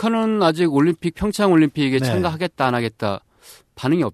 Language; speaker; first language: Korean; native; Korean